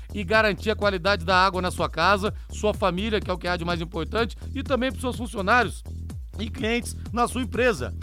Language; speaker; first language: Portuguese; native; Portuguese